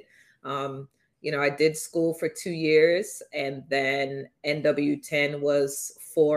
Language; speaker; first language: English; native; English